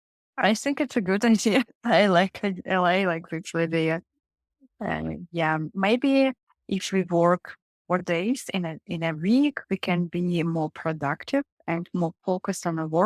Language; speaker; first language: English; non-native, learner; Russian